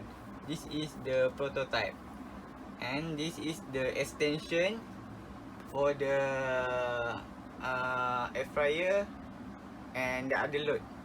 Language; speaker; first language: English; non-native, local second language; Malay